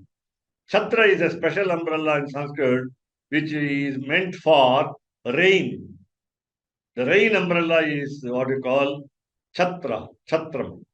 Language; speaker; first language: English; non-native, local second language; Tamil